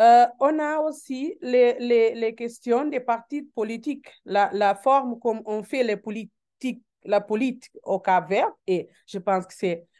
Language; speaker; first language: French; non-native, learner; Portuguese